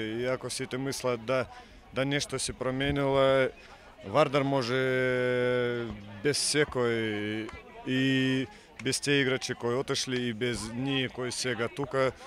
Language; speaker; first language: Macedonian; non-native, fluent; Russian